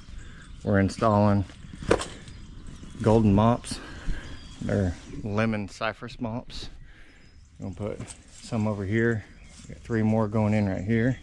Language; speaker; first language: English; native; English